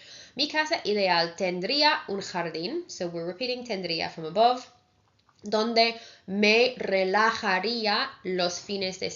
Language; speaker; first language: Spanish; non-native, fluent; English